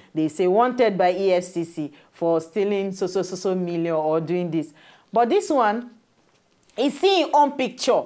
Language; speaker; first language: Nigerian Pidgin; native; Nigerian Pidgin